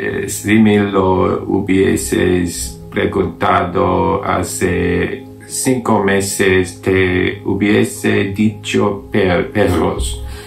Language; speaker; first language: Spanish; non-native, learner; English